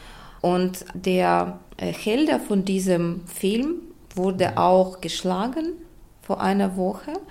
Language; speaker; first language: German; non-native, fluent; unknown